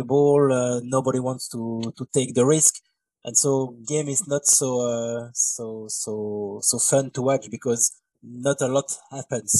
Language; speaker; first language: English; non-native, fluent; French